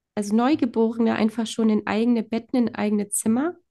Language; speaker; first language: German; early bilingual, other home language; Polish